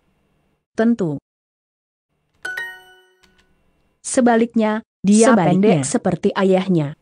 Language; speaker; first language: Indonesian; non-native, learner; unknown